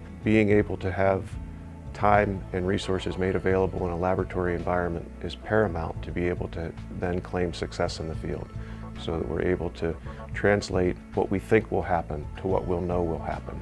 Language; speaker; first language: English; native; English